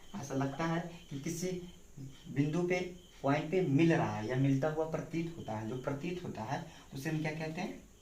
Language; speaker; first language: Hindi; native; Hindi